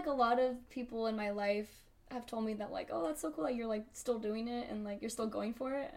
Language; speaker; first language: English; early bilingual, other home language; Spanish